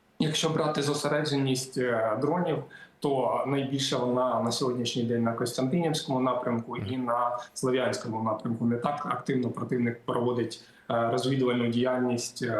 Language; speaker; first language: Ukrainian; native; Ukrainian